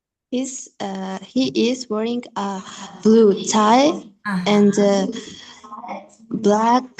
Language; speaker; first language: English; non-native, learner; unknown